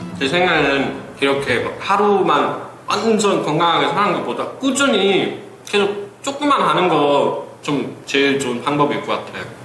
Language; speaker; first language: Korean; non-native, fluent; German